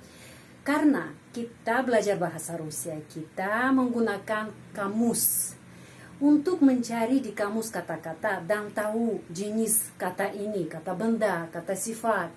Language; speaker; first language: Indonesian; non-native, fluent; Russian